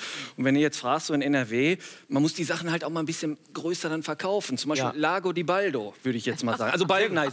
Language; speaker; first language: German; native; German